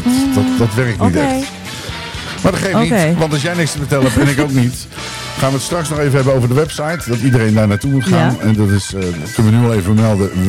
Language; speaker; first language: Dutch; native; Dutch